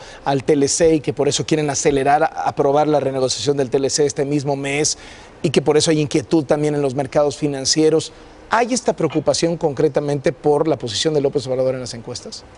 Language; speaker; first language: Spanish; native; Spanish